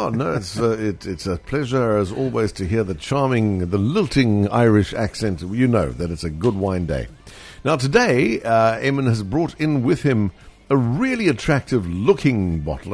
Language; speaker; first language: English; native; English